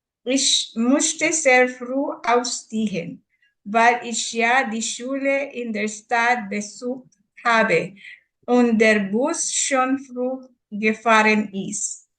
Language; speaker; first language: German; non-native, learner; Filipino